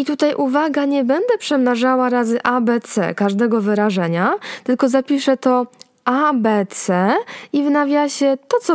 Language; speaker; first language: Polish; native; Polish